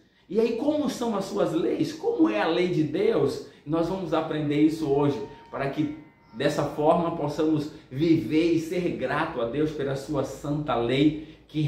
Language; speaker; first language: Portuguese; native; Portuguese